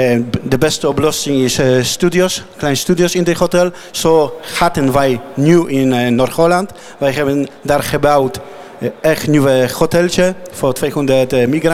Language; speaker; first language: Dutch; non-native, learner; Polish